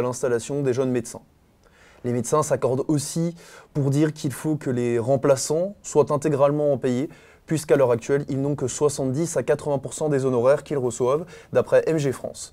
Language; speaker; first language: French; native; French